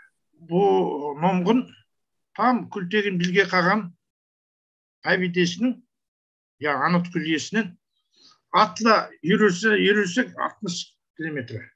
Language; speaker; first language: Turkish; non-native, learner; Kazakh